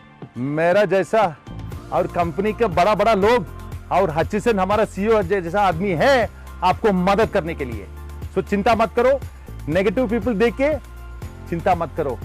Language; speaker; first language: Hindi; non-native, local second language; Tamil